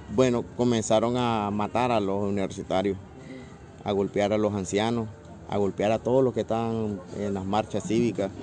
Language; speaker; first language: Spanish; native; Spanish